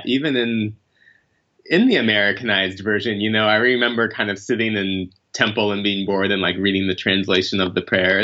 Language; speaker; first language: English; native; English